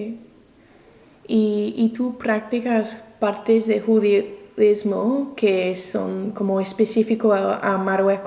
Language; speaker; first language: Spanish; non-native, learner; English